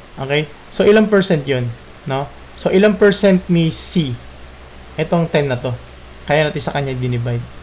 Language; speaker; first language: Filipino; native; Filipino